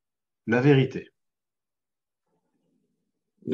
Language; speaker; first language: French; native; French